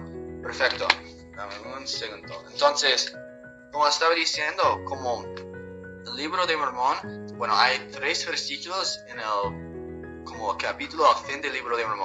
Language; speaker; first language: Spanish; non-native, fluent; English